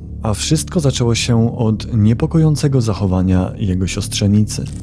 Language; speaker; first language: Polish; native; Polish